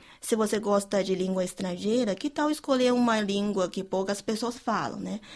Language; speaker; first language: Portuguese; non-native, fluent; Chinese